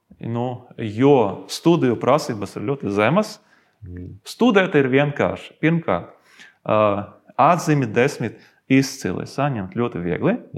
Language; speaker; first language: Latvian; non-native, local second language; Russian